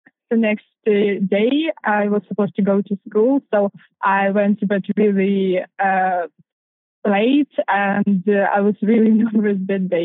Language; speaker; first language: English; non-native, fluent; Ukrainian